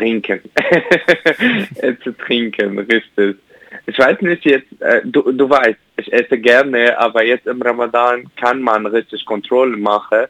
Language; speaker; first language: German; non-native, learner; Arabic